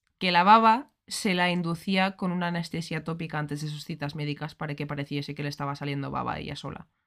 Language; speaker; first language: Spanish; native; Spanish